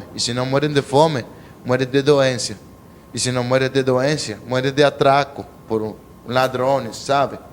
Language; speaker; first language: Portuguese; non-native, learner; Spanish